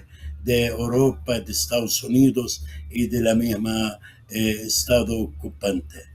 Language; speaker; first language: Spanish; non-native, fluent; Arabic